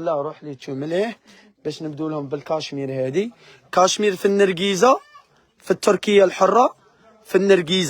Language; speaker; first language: Arabic; native; Arabic